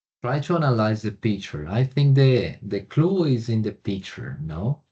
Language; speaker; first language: English; non-native, fluent; Spanish